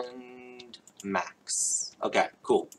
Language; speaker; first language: English; native; English